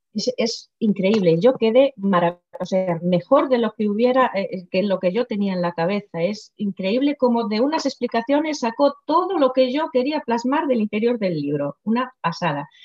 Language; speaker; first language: Spanish; non-native, local second language; Galician